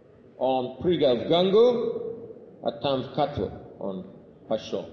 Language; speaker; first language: Russian; non-native, fluent; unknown